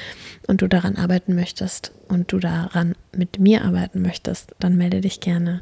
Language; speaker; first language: German; native; German